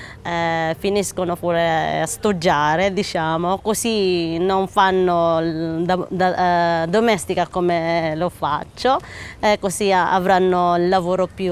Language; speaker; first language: Italian; non-native, learner; Filipino